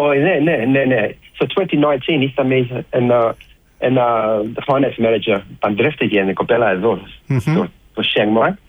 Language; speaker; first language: Greek; early bilingual, heritage; Greek